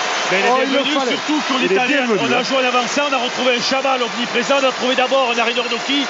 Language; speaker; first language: French; native; French